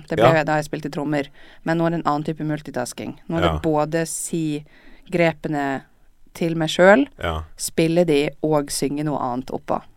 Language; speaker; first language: Norwegian; native; Norwegian